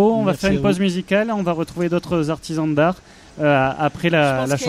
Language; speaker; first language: French; native; French